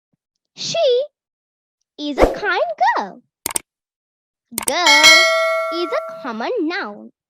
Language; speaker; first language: English; non-native, local second language; Sinhala